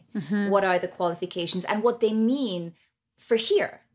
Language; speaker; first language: English; non-native, fluent; German